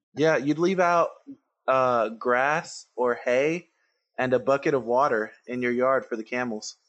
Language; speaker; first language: English; non-native, fluent; Spanish